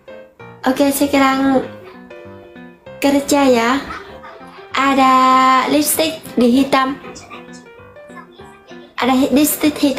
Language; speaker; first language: Indonesian; non-native, learner; Vietnamese